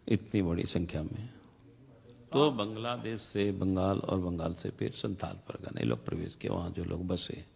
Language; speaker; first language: Hindi; non-native, local second language; Santali